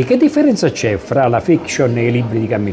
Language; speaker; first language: Italian; native; Italian